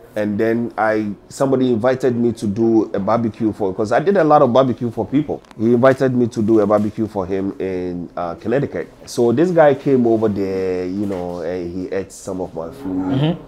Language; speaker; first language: English; non-native, local second language; Ga